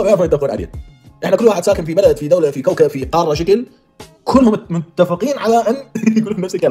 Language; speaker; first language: Arabic; native; Arabic